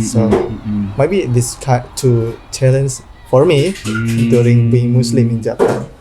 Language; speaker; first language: English; non-native, learner; Indonesian